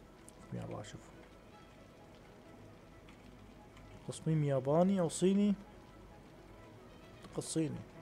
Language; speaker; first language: Arabic; native; Arabic